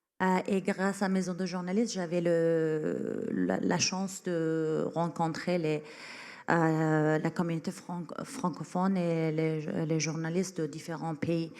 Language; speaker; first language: French; non-native, fluent; Persian